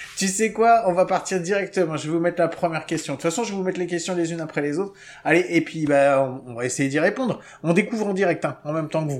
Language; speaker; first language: French; native; French